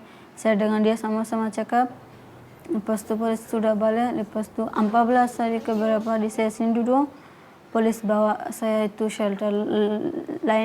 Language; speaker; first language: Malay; non-native, learner; Bangla